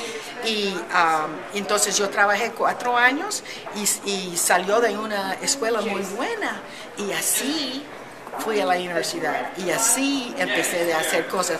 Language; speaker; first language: Spanish; early bilingual, heritage; Spanish